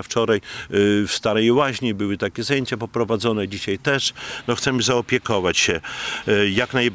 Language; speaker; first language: Polish; native; Polish